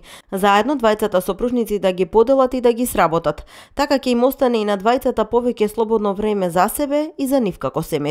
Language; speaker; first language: Macedonian; native; Macedonian